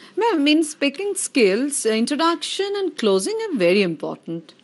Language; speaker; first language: English; non-native, local second language; Bangla